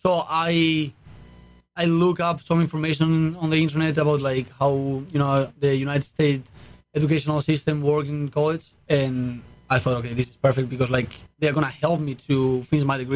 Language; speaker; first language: English; non-native, fluent; Spanish